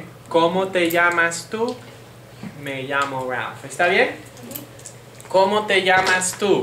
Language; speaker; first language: Spanish; non-native, fluent; English